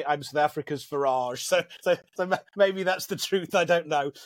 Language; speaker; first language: English; native; English